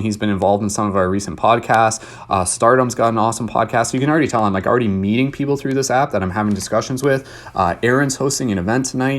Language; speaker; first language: English; native; English